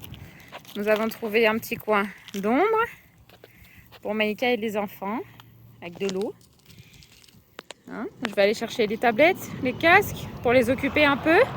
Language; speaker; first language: French; native; French